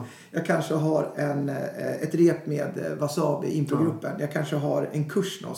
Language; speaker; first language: Swedish; native; Swedish